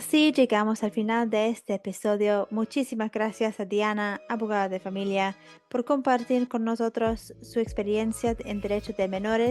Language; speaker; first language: Spanish; non-native, fluent; English